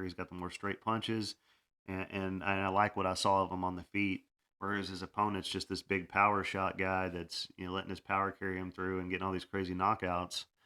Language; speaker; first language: English; native; English